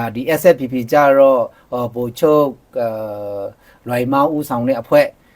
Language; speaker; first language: Burmese; non-native, local second language; Shan